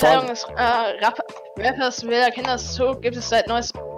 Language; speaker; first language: German; native; German